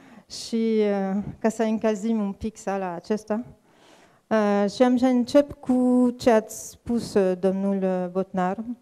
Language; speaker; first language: Romanian; non-native, fluent; French